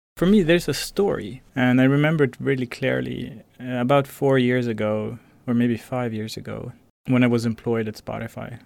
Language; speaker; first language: English; non-native, fluent; Swedish